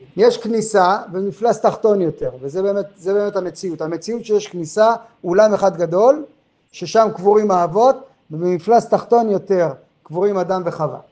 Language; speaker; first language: Hebrew; non-native, fluent; French